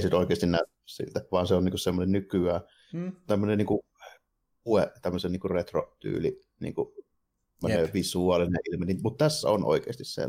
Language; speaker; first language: Finnish; native; Finnish